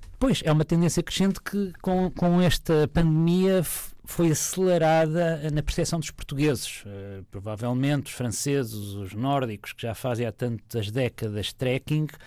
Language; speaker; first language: Portuguese; native; Portuguese